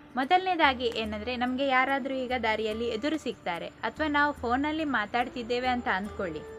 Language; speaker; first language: Kannada; non-native, local second language; Tulu